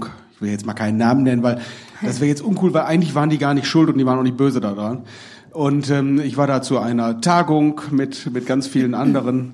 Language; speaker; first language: German; native; German